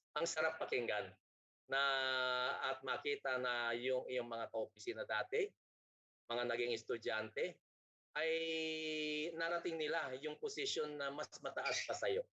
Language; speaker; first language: Filipino; non-native, local second language; Iloko